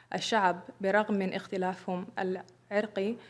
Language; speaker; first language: Arabic; early bilingual, other home language; English